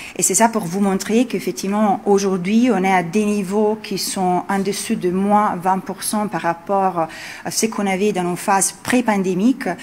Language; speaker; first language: French; non-native, fluent; Italian